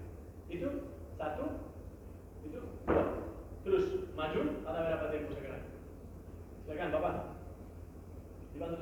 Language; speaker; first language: Indonesian; non-native, learner; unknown